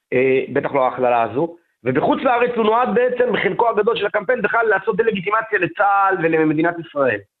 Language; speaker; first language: Hebrew; native; Hebrew